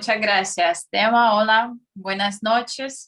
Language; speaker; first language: Spanish; non-native, fluent; Russian